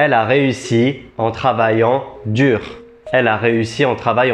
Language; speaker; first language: French; native; French